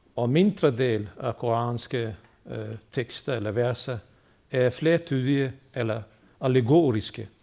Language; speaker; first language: Danish; native; Danish